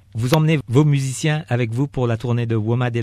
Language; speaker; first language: French; native; French